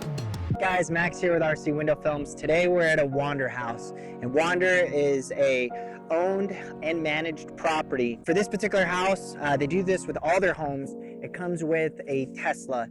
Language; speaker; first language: English; native; English